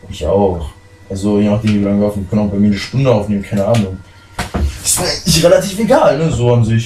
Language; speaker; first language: German; native; German